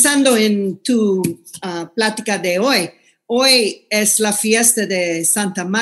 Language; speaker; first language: Spanish; non-native, fluent; English